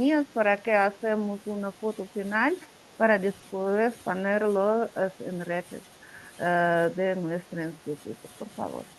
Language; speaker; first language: Spanish; non-native, learner; Russian